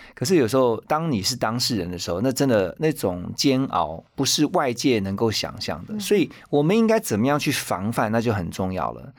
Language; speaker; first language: Chinese; native; Chinese